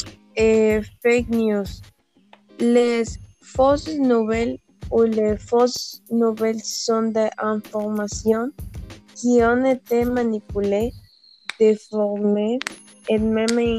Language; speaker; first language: French; non-native, learner; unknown